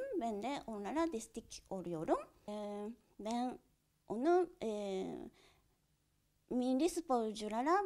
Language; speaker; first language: Turkish; non-native, learner; Japanese